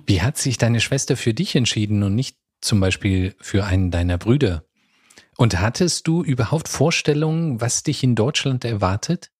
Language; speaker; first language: German; native; German